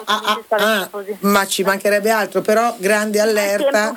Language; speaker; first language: Italian; native; Italian